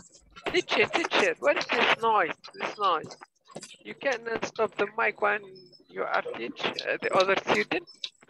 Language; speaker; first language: English; non-native, learner; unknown